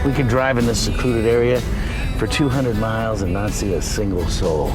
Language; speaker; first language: English; native; English